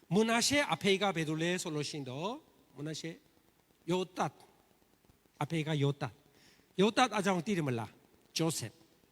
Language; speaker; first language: Burmese; non-native, learner; Korean